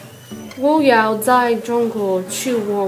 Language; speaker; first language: Chinese; non-native, learner; English